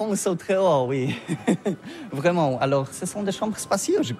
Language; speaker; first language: French; non-native, learner; Polish